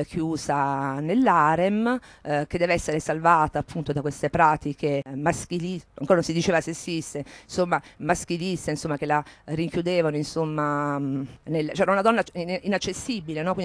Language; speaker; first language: Italian; native; Italian